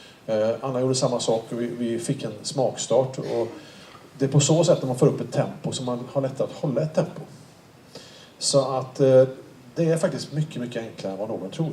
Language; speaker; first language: Swedish; native; Swedish